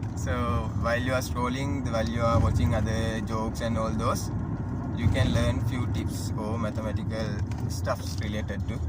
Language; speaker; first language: English; non-native, local second language; Sinhala